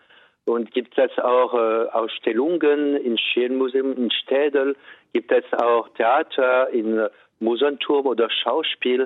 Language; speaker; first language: German; non-native, fluent; French